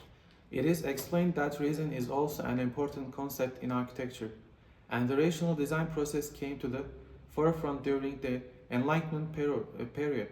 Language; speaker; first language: English; non-native, learner; Turkish